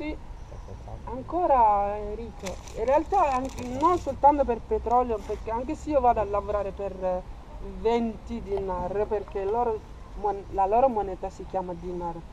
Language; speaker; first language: Italian; non-native, fluent; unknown